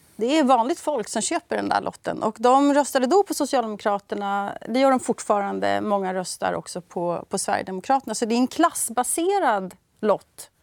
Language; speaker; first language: Swedish; native; Swedish